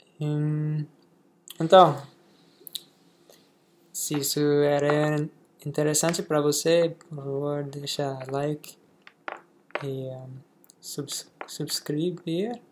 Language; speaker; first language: Portuguese; non-native, learner; English